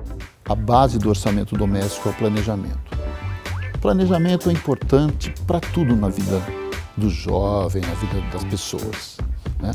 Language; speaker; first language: Portuguese; native; Portuguese